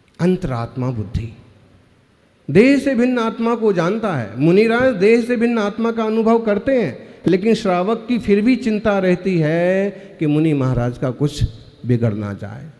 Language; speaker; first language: Hindi; native; Hindi